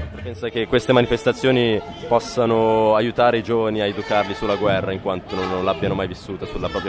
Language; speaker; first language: Italian; native; Italian